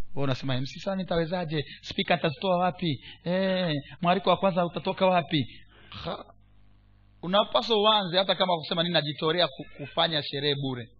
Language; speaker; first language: Swahili; non-native, local second language; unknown